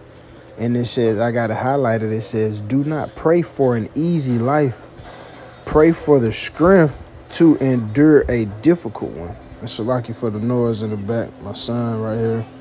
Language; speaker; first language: English; native; English